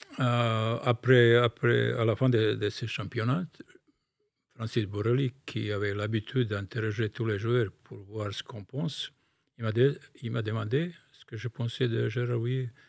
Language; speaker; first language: French; non-native, fluent; Bosnian